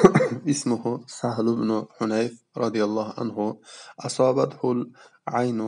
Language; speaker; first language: Arabic; non-native, fluent; Uzbek